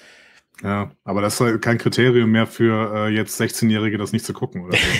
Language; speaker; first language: German; native; German